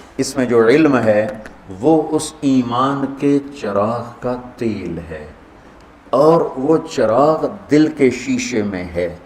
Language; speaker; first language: Urdu; non-native, local second language; Punjabi